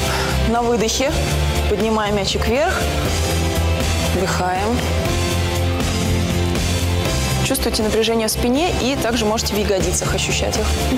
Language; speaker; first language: Russian; native; Russian